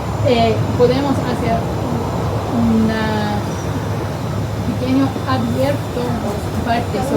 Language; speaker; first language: Spanish; non-native, learner; English